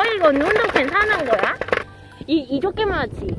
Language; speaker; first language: Korean; non-native, learner; Cantonese